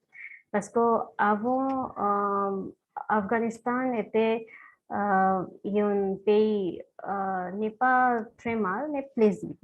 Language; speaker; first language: French; non-native, fluent; Bangla